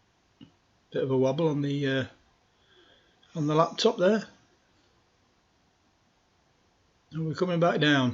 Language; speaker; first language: English; native; English